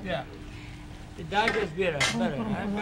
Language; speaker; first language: English; non-native, fluent; French